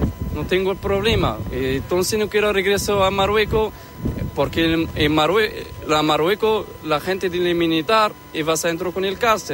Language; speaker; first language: Spanish; non-native, learner; Arabic